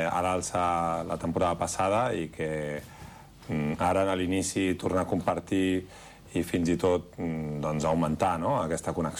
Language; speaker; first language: Catalan; native; Catalan